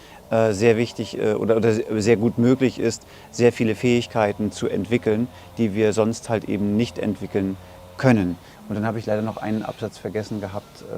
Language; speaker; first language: German; native; German